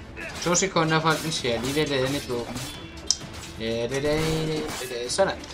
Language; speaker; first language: Danish; native; Danish